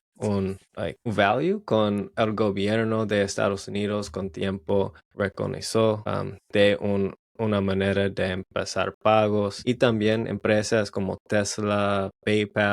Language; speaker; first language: Spanish; non-native, learner; English